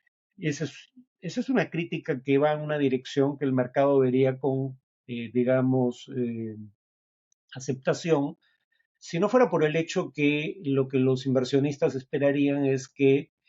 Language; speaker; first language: Spanish; native; Spanish